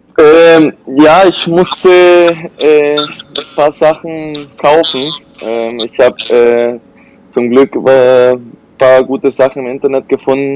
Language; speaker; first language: German; non-native, fluent; Spanish